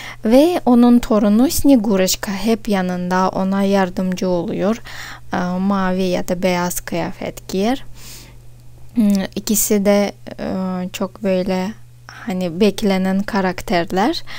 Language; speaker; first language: Turkish; non-native, fluent; Russian